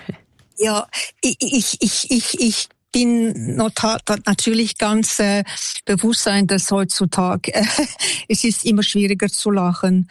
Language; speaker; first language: German; non-native, local second language; French